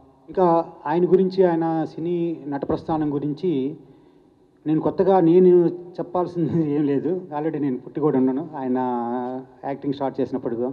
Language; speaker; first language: Telugu; native; Telugu